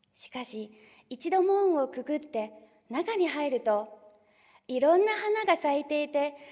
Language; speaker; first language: Japanese; non-native, fluent; Chinese